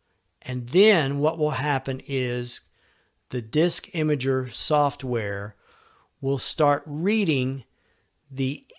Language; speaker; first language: English; native; English